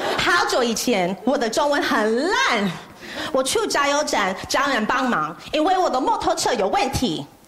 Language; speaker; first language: Chinese; non-native, fluent; English